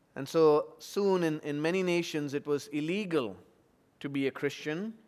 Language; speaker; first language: English; non-native, local second language; Tamil